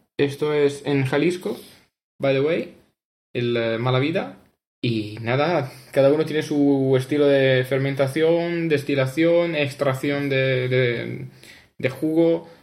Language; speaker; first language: Spanish; non-native, fluent; Italian